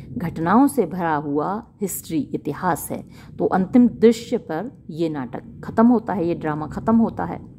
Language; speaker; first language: Hindi; native; Hindi